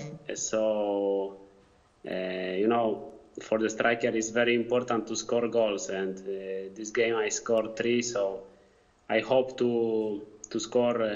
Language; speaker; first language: English; non-native, fluent; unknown